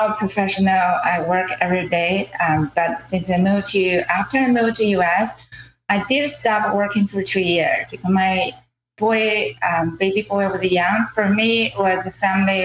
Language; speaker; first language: English; non-native, fluent; Chinese